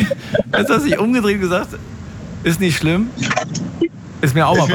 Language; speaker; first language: German; native; German